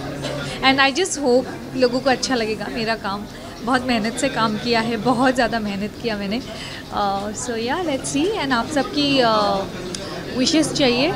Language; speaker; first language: Hindi; native; Hindi